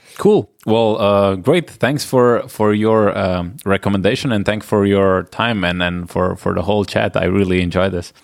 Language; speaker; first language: English; non-native, fluent; Slovenian